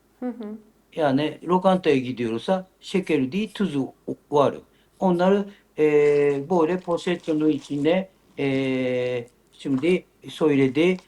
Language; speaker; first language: Turkish; non-native, learner; Japanese